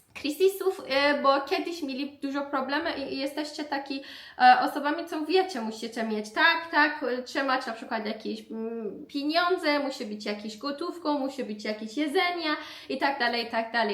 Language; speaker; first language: Polish; non-native, learner; Persian